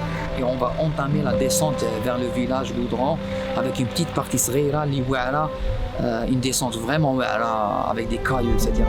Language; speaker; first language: French; non-native, local second language; Arabic